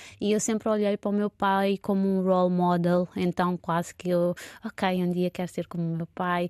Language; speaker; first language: Portuguese; non-native, local second language; Kabuverdianu